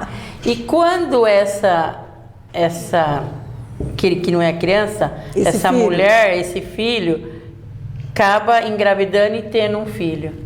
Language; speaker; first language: Portuguese; native; Portuguese